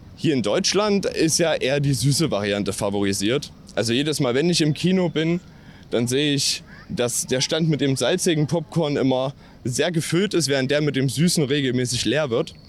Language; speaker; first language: German; native; German